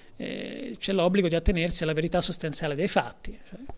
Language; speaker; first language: Italian; native; Italian